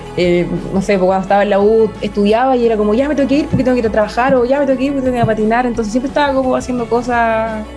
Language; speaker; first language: Spanish; native; Spanish